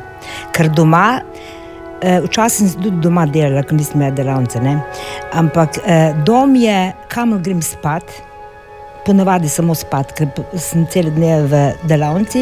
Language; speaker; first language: Slovenian; non-native, fluent; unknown